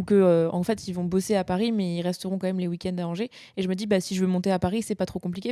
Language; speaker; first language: French; native; French